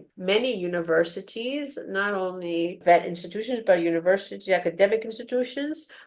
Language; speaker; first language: English; non-native, fluent; Greek